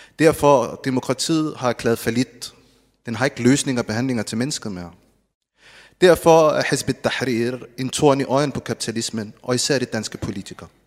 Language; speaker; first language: Danish; non-native, fluent; Arabic